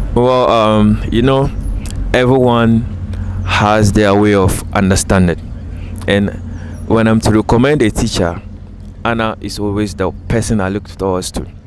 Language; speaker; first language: English; native; English